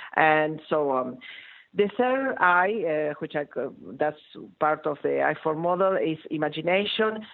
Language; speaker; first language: English; non-native, fluent; Spanish